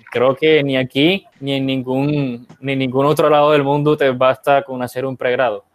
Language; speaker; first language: Spanish; native; Spanish